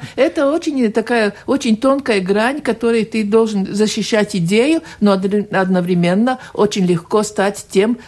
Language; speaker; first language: Russian; non-native, local second language; Latvian